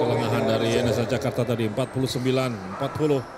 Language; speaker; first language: Indonesian; native; Indonesian